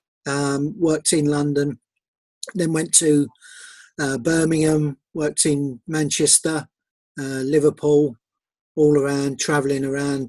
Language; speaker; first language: English; native; English